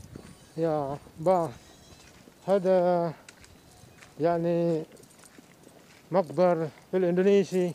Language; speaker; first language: Arabic; non-native, learner; Indonesian